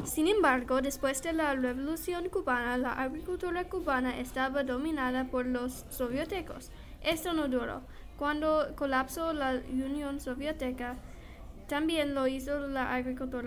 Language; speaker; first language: Spanish; non-native, learner; English